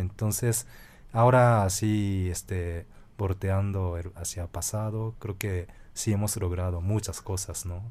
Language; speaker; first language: Spanish; non-native, fluent; Japanese